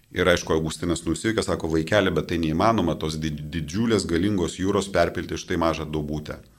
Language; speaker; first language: Lithuanian; non-native, local second language; Polish